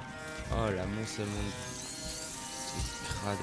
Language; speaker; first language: French; native; French